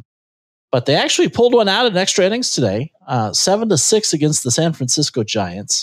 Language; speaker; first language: English; native; English